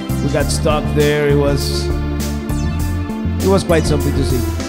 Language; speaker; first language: English; non-native, fluent; Spanish